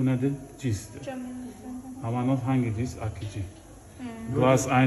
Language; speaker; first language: Turkish; non-native, fluent; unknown